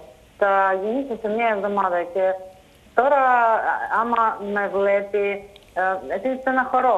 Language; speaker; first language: Greek; non-native, fluent; Russian